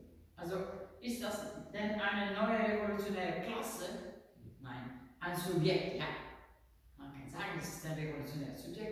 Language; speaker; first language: German; non-native, learner; Dutch